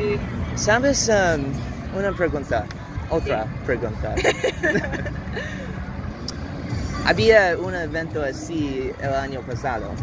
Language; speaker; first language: Spanish; non-native, learner; English